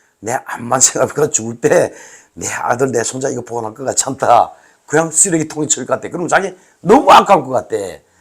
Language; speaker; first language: Korean; native; Korean